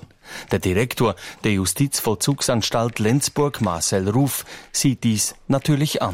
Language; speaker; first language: German; native; German